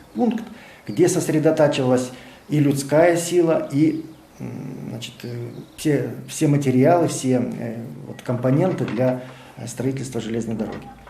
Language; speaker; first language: Russian; native; Russian